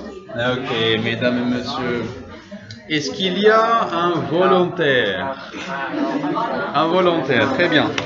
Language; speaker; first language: French; non-native, fluent; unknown